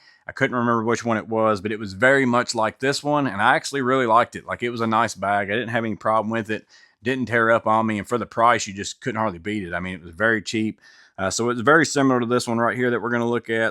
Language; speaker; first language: English; native; English